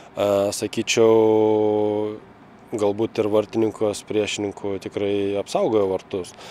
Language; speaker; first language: Lithuanian; native; Lithuanian